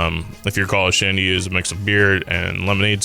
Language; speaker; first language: English; native; English